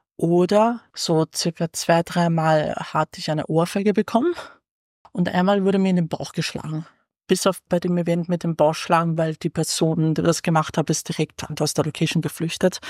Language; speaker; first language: German; native; German